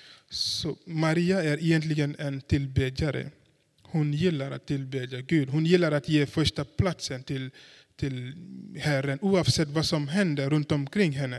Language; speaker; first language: Swedish; non-native, fluent; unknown